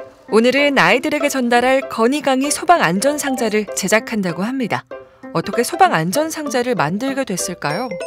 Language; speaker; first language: Korean; native; Korean